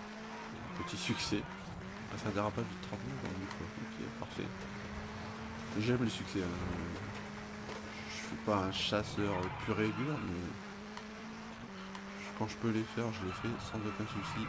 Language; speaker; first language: French; native; French